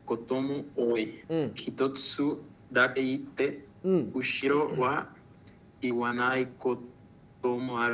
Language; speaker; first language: Japanese; non-native, learner; Spanish